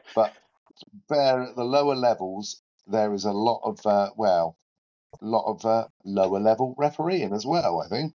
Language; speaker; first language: English; native; English